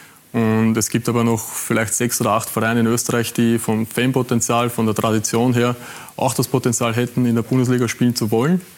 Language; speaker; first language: German; native; German